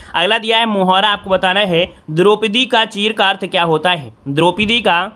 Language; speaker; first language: Hindi; native; Hindi